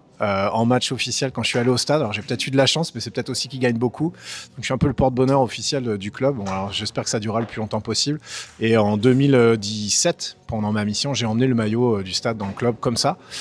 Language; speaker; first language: French; native; French